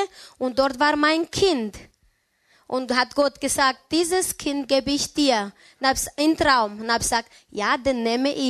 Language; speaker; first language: German; non-native, learner; Romanian